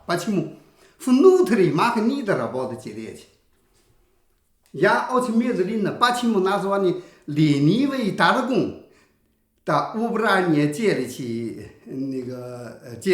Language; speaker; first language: Russian; non-native, learner; Chinese